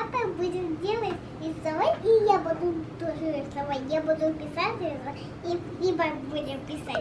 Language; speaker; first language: Russian; early bilingual, heritage; Russian